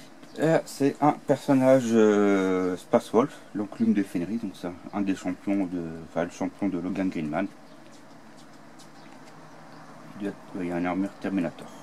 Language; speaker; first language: French; native; French